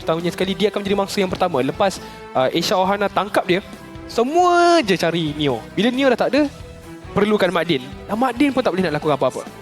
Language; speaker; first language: Malay; native; Malay